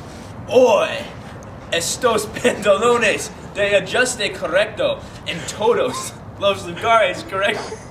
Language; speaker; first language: Spanish; non-native, learner; English